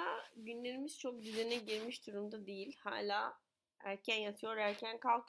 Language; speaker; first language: Turkish; native; Turkish